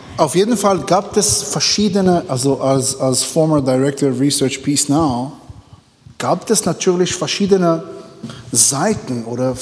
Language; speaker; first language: German; non-native, learner; Hebrew